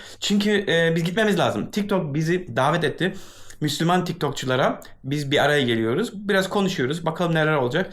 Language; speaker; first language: Turkish; early bilingual, heritage; Turkish